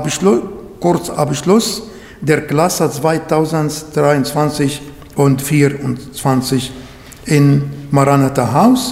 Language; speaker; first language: German; non-native, fluent; Arabic